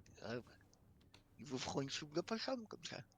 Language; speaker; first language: French; native; French